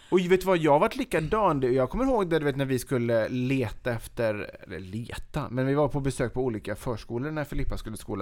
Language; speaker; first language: Swedish; native; Swedish